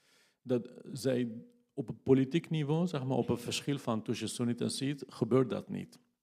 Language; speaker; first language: Dutch; non-native, fluent; Kurdish